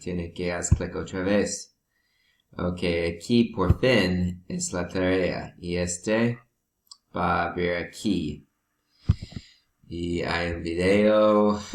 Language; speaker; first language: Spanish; non-native, learner; English